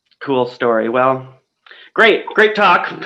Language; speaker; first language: English; native; English